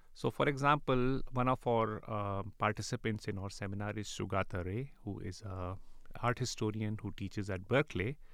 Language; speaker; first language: English; non-native, local second language; Urdu